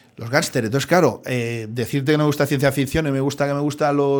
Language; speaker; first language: Spanish; non-native, local second language; Catalan